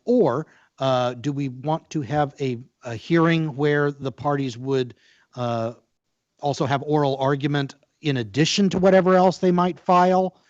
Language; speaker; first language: English; native; English